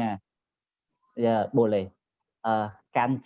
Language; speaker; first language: Indonesian; non-native, learner; Khmer